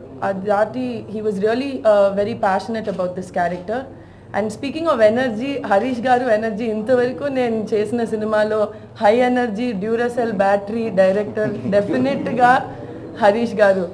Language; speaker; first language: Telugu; non-native, local second language; Tamil